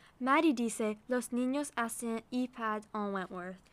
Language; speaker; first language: Spanish; non-native, learner; English